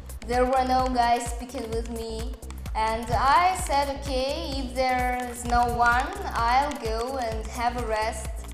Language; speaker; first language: English; non-native, learner; Russian